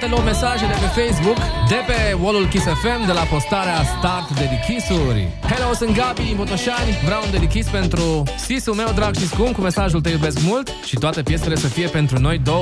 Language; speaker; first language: Romanian; native; Romanian